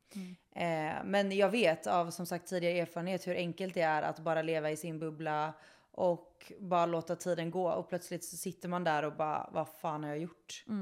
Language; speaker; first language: Swedish; native; Swedish